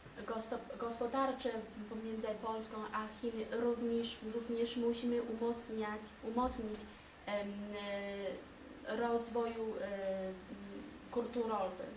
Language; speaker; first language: Polish; non-native, learner; Chinese